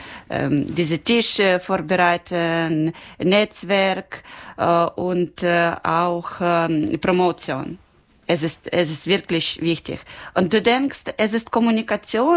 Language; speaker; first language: German; non-native, learner; Ukrainian